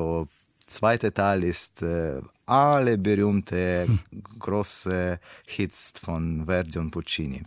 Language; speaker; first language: German; non-native, learner; Russian